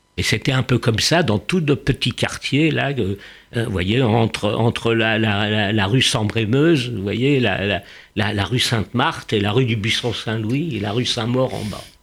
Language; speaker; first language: French; early bilingual, other home language; Yiddish